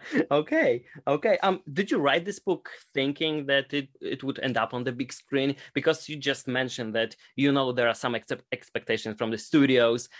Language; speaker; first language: English; non-native, fluent; Polish